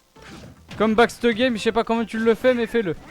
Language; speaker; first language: French; native; French